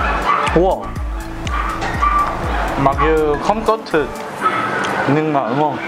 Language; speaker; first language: Vietnamese; non-native, learner; Korean